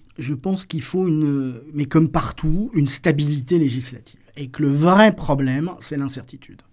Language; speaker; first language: French; native; French